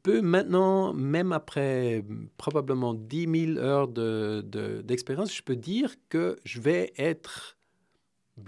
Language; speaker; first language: French; non-native, fluent; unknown